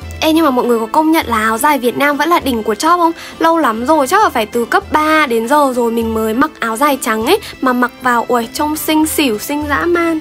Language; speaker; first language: Vietnamese; early bilingual, heritage; Vietnamese